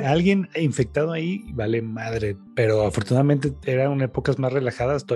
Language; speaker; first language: Spanish; native; Spanish